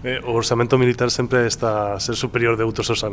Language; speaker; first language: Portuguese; non-native, learner; Spanish